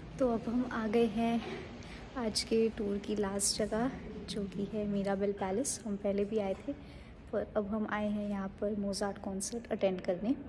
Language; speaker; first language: Hindi; native; Hindi